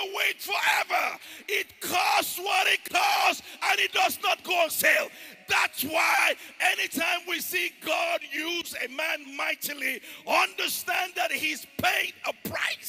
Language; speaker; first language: English; non-native, local second language; Yoruba